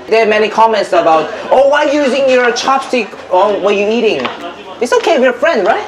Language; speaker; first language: English; non-native, fluent; Korean